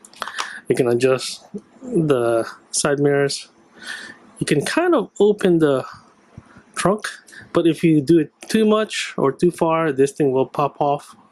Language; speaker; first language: English; native; English